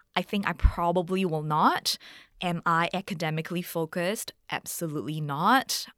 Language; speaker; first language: English; native; English